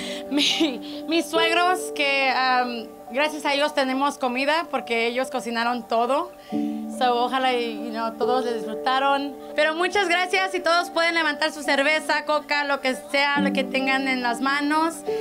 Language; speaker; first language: Spanish; early bilingual, other home language; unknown